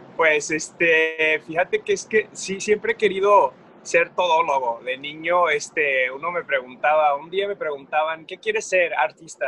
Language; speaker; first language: Spanish; non-native, fluent; Portuguese